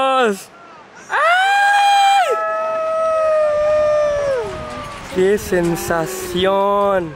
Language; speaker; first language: Spanish; non-native, learner; Thai